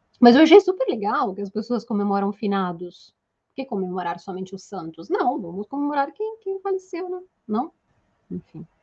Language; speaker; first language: Portuguese; non-native, fluent; Italian